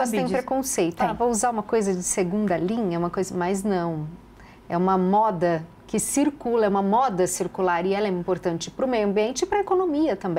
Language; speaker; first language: Portuguese; native; Portuguese